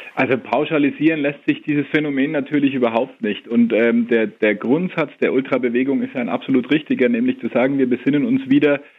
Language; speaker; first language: German; native; German